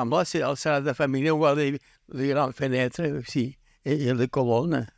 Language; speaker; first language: French; non-native, learner; Catalan